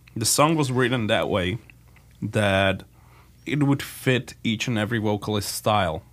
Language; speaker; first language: English; non-native, fluent; Slovak